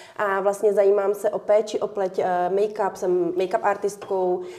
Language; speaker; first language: Czech; early bilingual, other home language; Ukrainian